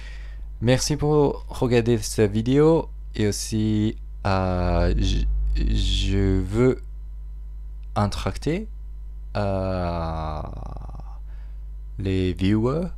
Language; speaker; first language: French; non-native, learner; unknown